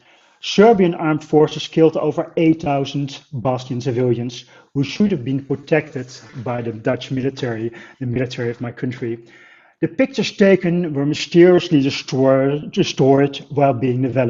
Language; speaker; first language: English; non-native, fluent; Dutch